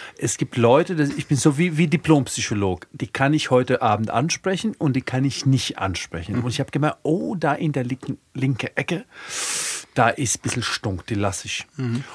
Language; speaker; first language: German; early bilingual, other home language; Croatian